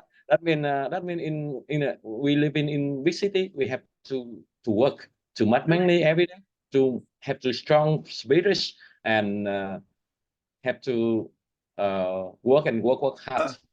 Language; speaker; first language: English; non-native, learner; Vietnamese